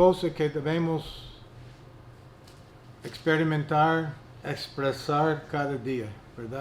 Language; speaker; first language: Spanish; non-native, fluent; English